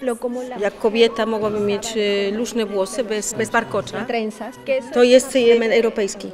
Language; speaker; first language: Polish; non-native, learner; Spanish